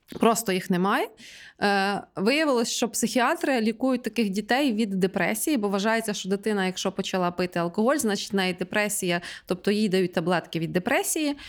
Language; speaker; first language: Ukrainian; native; Ukrainian